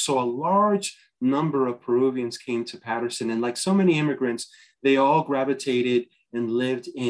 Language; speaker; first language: English; native; English